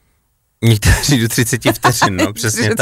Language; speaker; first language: Czech; native; Czech